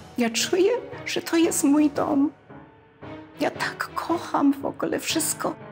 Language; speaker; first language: Polish; early bilingual, heritage; Polish